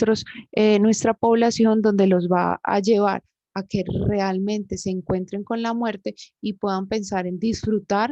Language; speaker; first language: Spanish; native; Spanish